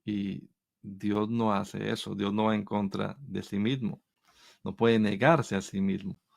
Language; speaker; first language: Spanish; native; Spanish